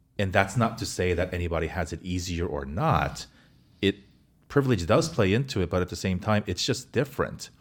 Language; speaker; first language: English; early bilingual, other home language; Korean